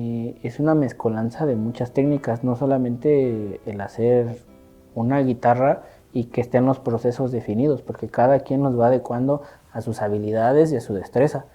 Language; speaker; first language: Spanish; native; Spanish